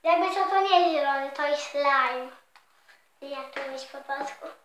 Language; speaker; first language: Polish; early bilingual, heritage; Polish